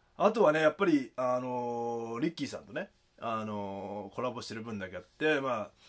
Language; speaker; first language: Japanese; native; Japanese